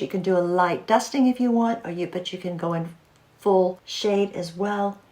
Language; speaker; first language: English; native; English